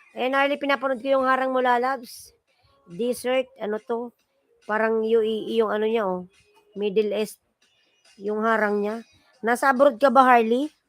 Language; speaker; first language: Filipino; non-native, local second language; Bikol